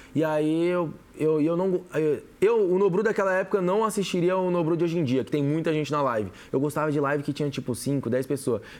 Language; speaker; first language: Portuguese; native; Portuguese